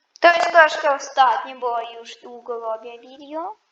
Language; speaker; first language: Polish; non-native, learner; Ukrainian